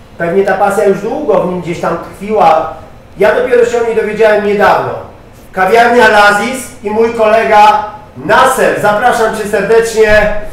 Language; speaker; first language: Polish; native; Polish